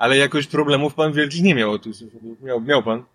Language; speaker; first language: Polish; native; Polish